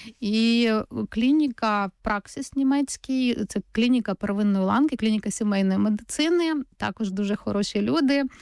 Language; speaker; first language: Ukrainian; native; Ukrainian